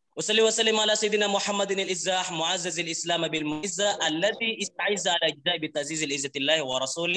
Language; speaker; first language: Arabic; non-native, learner; Indonesian